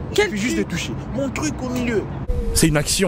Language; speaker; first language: French; native; French